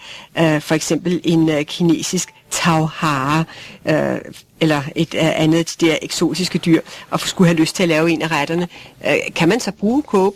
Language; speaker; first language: Danish; native; Danish